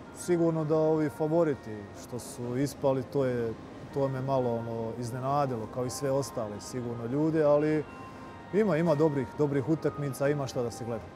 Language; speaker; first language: Serbian; native; Serbian